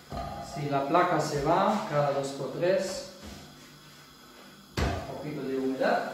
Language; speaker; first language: Spanish; non-native, fluent; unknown